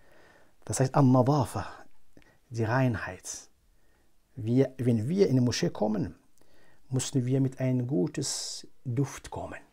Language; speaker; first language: German; non-native, fluent; Arabic